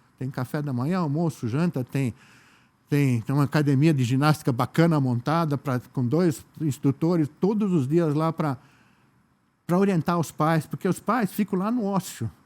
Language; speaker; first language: Portuguese; native; Portuguese